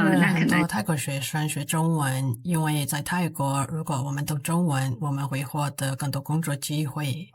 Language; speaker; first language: Chinese; non-native, fluent; Burmese